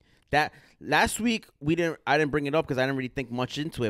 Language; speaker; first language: English; early bilingual, other home language; Spanish